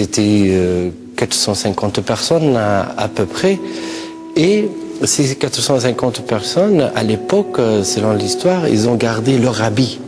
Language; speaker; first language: French; non-native, fluent; Arabic